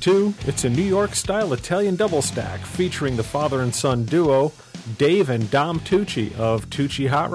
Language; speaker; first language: English; native; English